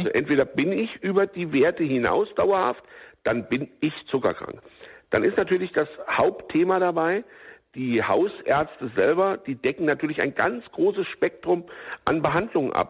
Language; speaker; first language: German; native; German